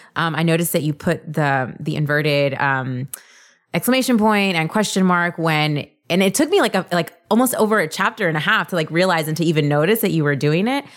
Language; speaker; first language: English; early bilingual, other home language; Spanish